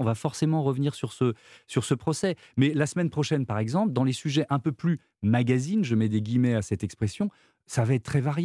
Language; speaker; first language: French; native; French